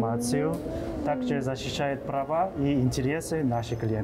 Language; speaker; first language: Russian; non-native, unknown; Korean